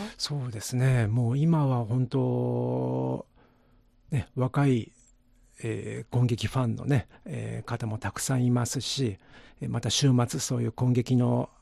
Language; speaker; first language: Japanese; native; Japanese